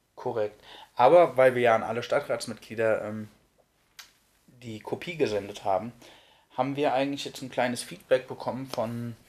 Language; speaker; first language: German; native; German